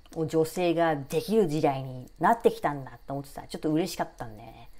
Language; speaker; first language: Japanese; native; Japanese